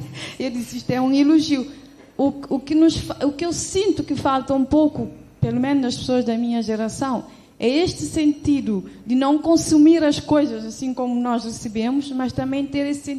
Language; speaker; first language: Portuguese; non-native, local second language; Kabuverdianu